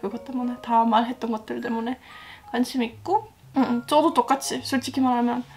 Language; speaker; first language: Korean; non-native, fluent; Estonian